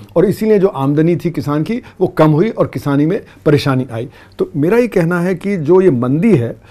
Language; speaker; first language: Hindi; native; Hindi